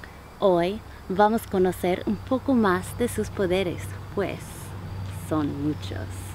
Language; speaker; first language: Spanish; non-native, learner; English